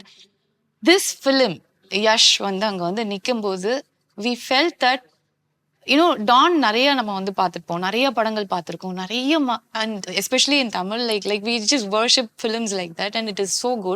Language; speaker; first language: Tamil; native; Tamil